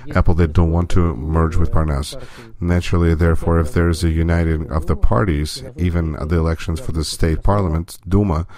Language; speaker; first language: English; non-native, fluent; Russian